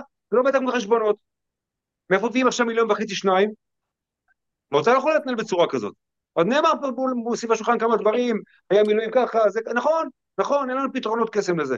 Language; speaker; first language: Hebrew; native; Hebrew